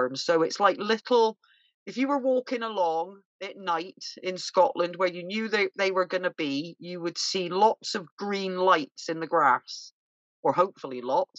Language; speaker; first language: English; native; English